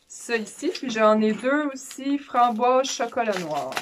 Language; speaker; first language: French; native; French